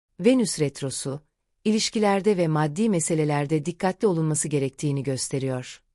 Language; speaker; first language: Turkish; native; Turkish